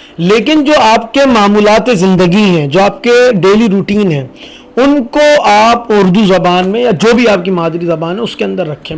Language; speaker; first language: Urdu; native; Urdu